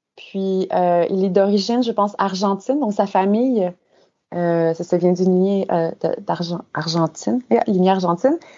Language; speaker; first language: French; native; French